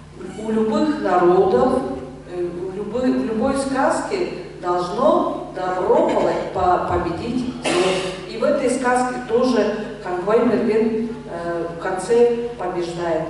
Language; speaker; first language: Russian; non-native, local second language; Tuvinian